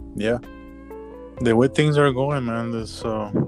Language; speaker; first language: English; non-native, fluent; Spanish